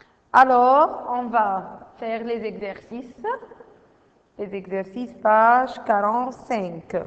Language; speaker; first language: French; non-native, fluent; Arabic